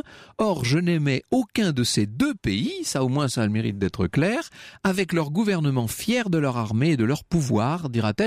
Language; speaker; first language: French; native; French